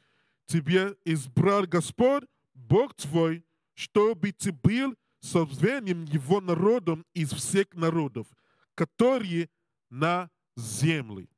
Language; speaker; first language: Russian; non-native, learner; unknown